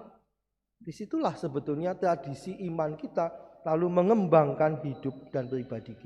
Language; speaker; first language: Indonesian; non-native, local second language; Javanese